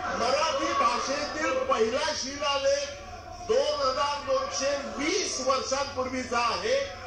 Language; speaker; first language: Marathi; native; Marathi